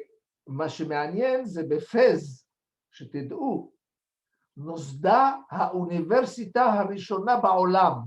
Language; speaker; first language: Hebrew; non-native, fluent; French